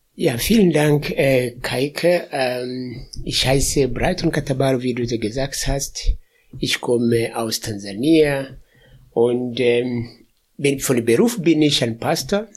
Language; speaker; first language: German; non-native, fluent; Swahili